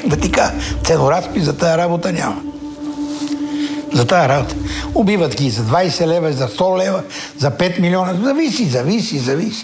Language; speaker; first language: Bulgarian; native; Bulgarian